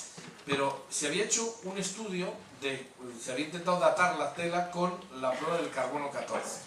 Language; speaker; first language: Spanish; native; Spanish